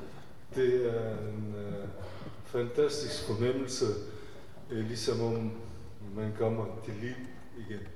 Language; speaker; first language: Danish; non-native, fluent; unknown